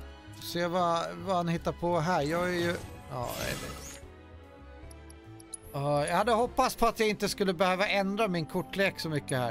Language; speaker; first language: Swedish; native; Swedish